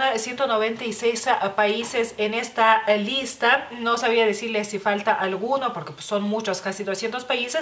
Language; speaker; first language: Spanish; non-native, fluent; Lithuanian